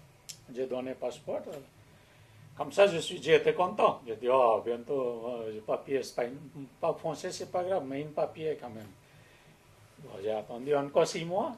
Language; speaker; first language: French; non-native, learner; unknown